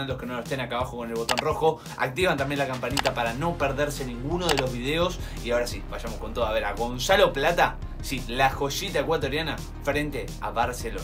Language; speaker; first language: Spanish; native; Spanish